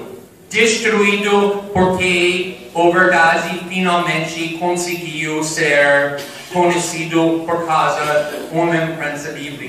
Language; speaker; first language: Portuguese; non-native, fluent; English